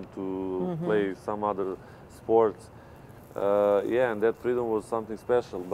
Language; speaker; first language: English; non-native, fluent; Serbian